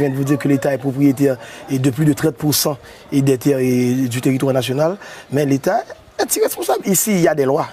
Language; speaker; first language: French; non-native, local second language; Haitian Creole